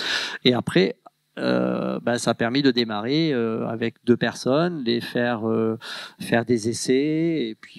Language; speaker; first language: French; native; French